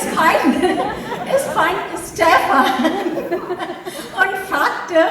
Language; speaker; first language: German; non-native, fluent; Hindi